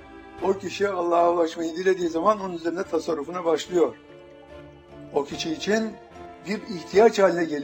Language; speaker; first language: Turkish; native; Turkish